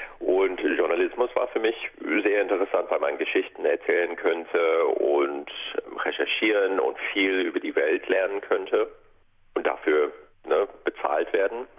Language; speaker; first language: German; non-native, fluent; English